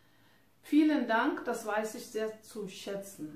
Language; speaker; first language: German; non-native, fluent; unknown